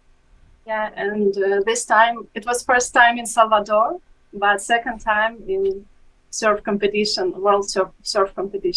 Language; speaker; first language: English; non-native, fluent; Ukrainian